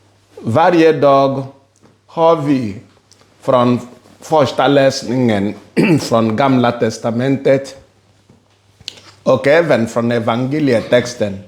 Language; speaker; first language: Swedish; non-native, fluent; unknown